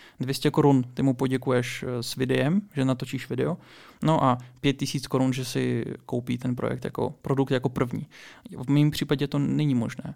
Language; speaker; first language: Czech; early bilingual, other home language; Russian